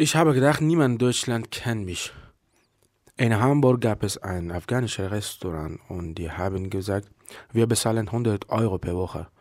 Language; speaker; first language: German; non-native, learner; Persian